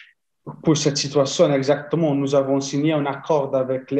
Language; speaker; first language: French; non-native, fluent; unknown